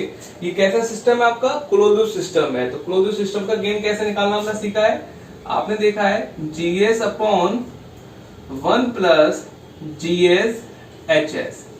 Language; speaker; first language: Hindi; native; Hindi